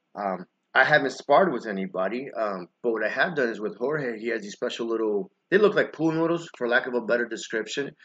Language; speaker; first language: English; early bilingual, other home language; Spanish